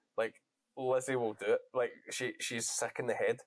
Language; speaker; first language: English; native; English